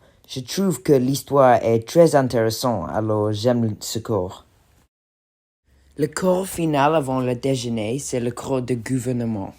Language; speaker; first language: French; non-native, learner; English